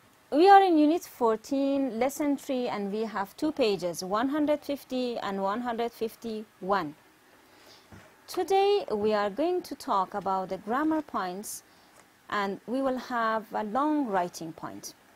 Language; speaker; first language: English; non-native, fluent; Persian